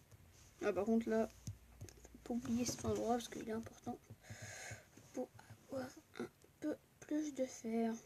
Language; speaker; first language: French; native; French